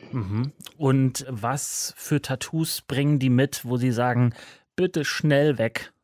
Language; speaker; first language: German; native; German